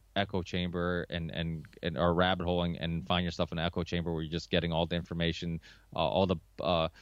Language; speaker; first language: English; early bilingual, other home language; Portuguese